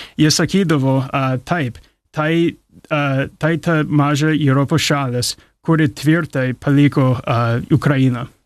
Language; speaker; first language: Lithuanian; early bilingual, heritage; English